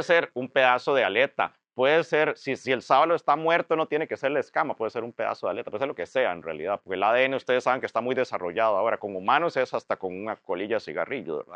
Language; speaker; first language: Spanish; native; Spanish